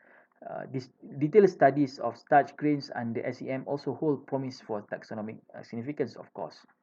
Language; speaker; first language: English; non-native, fluent; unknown